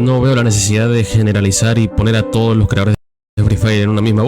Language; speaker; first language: Spanish; native; Spanish